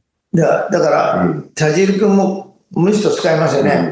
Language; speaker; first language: Japanese; non-native, fluent; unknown